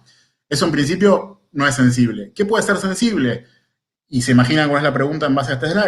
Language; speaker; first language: Spanish; native; Spanish